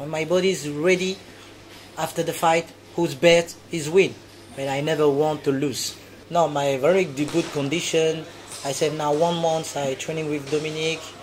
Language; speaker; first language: English; non-native, learner; French